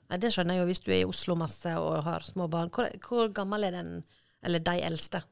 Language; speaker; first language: Norwegian; native; Norwegian